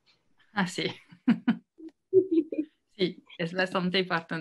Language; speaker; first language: Spanish; non-native, fluent; French